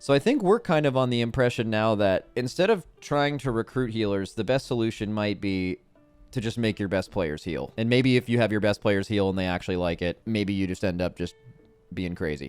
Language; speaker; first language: English; native; English